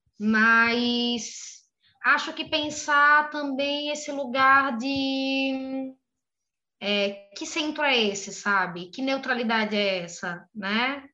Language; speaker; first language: Portuguese; native; Portuguese